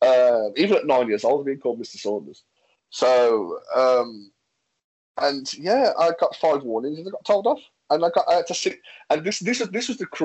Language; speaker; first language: English; native; English